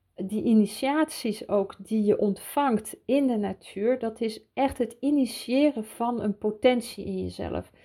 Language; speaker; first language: Dutch; early bilingual, heritage; Dutch